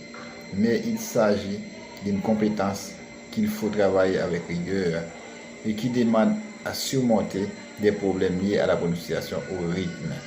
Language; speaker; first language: French; non-native, learner; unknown